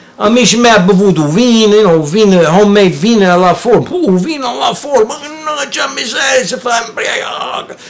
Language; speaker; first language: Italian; early bilingual, heritage; English